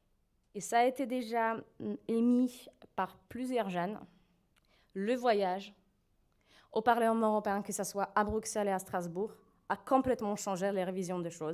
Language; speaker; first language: French; non-native, fluent; Polish